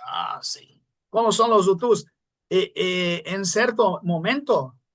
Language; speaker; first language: Spanish; non-native, fluent; Portuguese